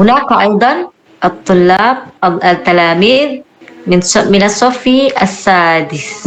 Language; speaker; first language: Arabic; non-native, fluent; Indonesian